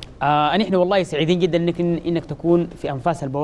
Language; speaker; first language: Arabic; native; Arabic